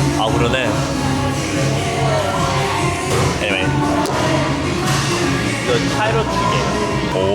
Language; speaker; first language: Korean; non-native, learner; English